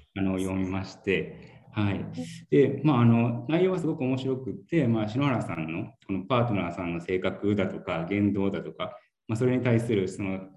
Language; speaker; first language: Japanese; native; Japanese